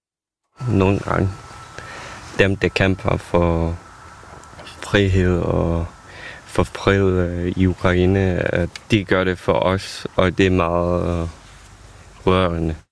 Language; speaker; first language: Danish; non-native, fluent; Ukrainian